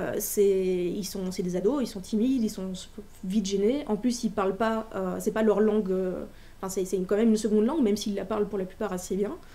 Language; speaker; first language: French; native; French